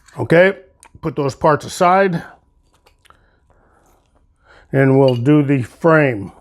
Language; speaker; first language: English; native; English